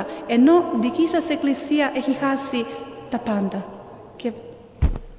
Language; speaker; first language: Greek; non-native, fluent; Serbian